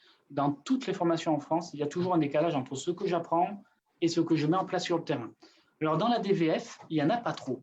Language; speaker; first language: French; native; French